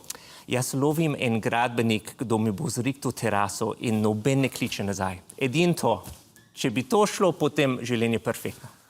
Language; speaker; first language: Slovenian; non-native, fluent; English